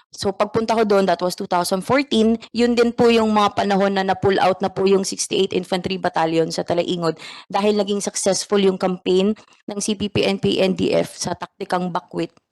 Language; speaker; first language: Filipino; non-native, local second language; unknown